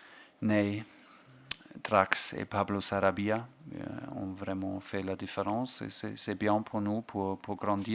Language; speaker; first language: French; non-native, fluent; German